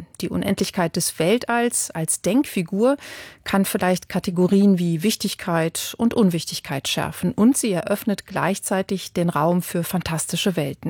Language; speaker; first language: German; native; German